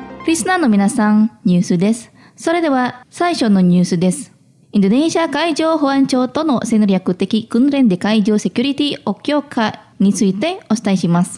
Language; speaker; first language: Japanese; non-native, fluent; Indonesian